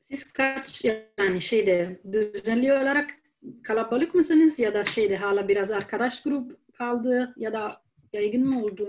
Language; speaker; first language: Turkish; non-native, fluent; Italian